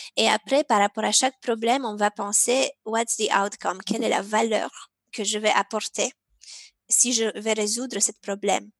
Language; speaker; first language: French; non-native, fluent; Romanian